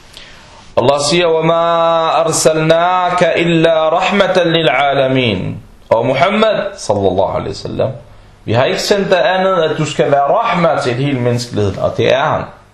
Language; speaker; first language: Danish; non-native, fluent; Arabic